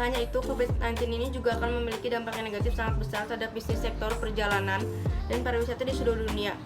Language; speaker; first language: Indonesian; native; Indonesian